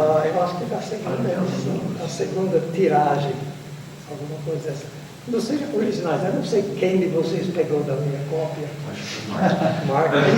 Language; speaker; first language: Portuguese; non-native, fluent; English